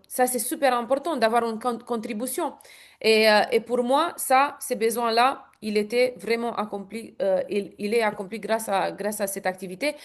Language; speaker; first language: French; non-native, fluent; Romanian